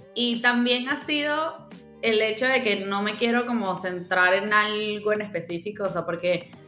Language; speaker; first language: Spanish; native; Spanish